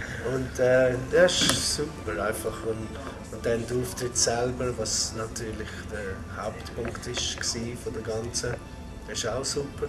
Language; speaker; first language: German; non-native, fluent; Maltese